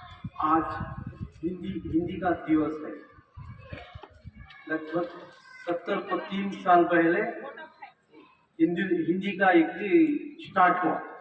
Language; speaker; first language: Hindi; non-native, local second language; Kannada